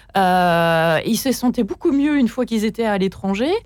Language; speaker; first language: French; native; French